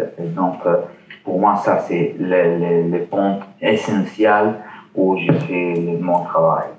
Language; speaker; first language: French; non-native, learner; Italian